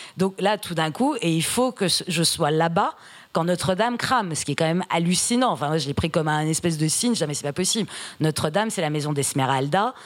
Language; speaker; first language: French; early bilingual, other home language; Persian